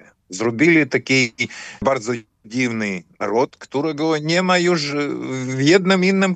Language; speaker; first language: Polish; non-native, fluent; Ukrainian